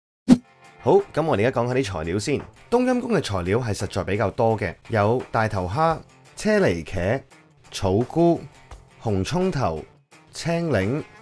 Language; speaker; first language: Cantonese; native; Cantonese